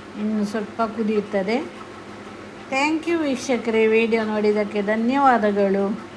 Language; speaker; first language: Kannada; non-native, local second language; Konkani